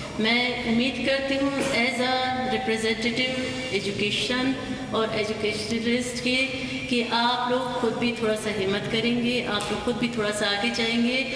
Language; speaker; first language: Urdu; non-native, local second language; Brahui